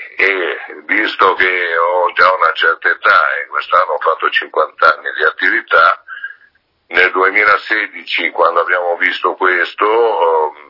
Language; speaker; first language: Italian; native; Italian